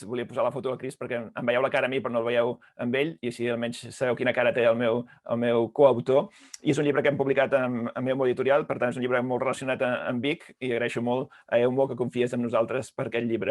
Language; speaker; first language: Catalan; native; Catalan